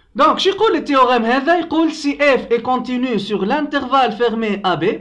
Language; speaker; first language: French; non-native, local second language; Arabic